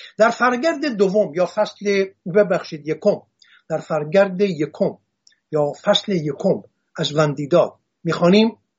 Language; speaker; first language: Persian; non-native, local second language; Assyrian Neo-Aramaic